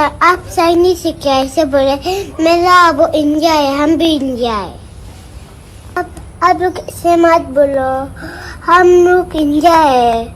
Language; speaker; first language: Hindi; non-native, local second language; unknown